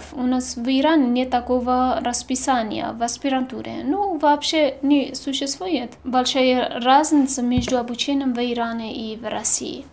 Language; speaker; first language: Russian; non-native, fluent; Persian